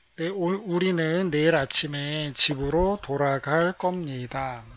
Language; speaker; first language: Korean; native; Korean